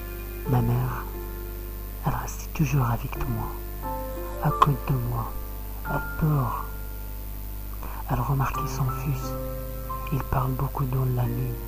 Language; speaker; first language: French; non-native, learner; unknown